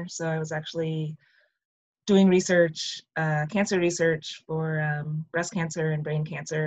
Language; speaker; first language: English; native; English